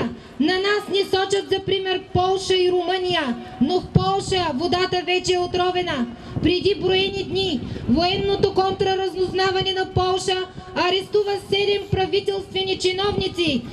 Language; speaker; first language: Bulgarian; native; Bulgarian